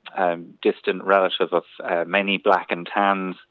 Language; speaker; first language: English; native; English